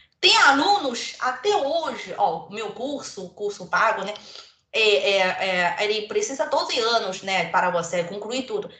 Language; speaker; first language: Portuguese; non-native, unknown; Chinese